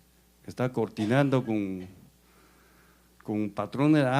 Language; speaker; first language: Portuguese; non-native, learner; Chinese